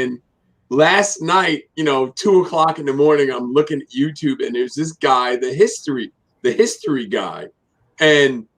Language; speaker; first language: English; native; English